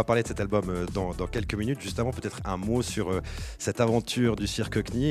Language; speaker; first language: French; native; French